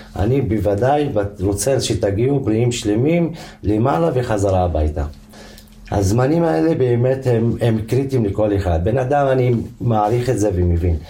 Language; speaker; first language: Hebrew; non-native, local second language; Arabic